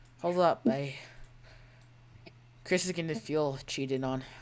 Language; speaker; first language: English; native; English